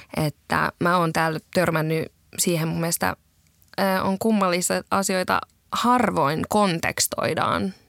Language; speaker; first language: Finnish; native; Finnish